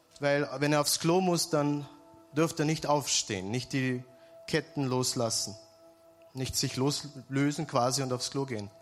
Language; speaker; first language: German; early bilingual, other home language; Serbian